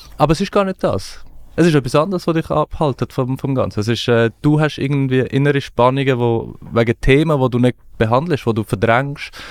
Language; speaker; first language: German; early bilingual, other home language; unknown